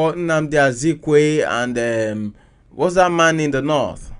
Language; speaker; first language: English; non-native, local second language; Yoruba